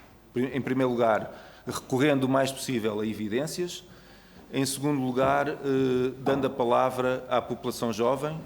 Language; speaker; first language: Portuguese; native; Portuguese